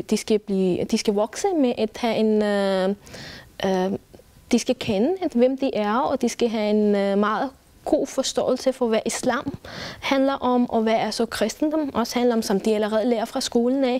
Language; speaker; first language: Danish; non-native, fluent; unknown